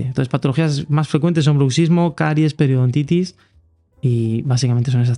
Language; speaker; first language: Spanish; native; Spanish